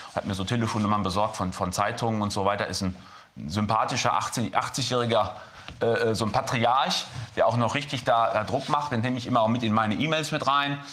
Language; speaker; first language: German; native; German